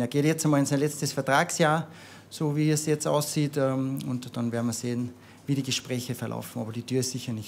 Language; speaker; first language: German; native; German